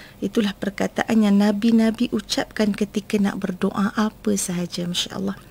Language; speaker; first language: Malay; native; Malay